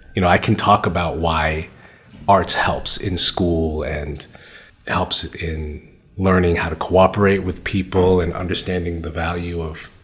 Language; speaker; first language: English; native; English